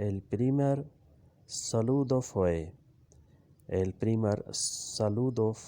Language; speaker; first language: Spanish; non-native, learner; Urdu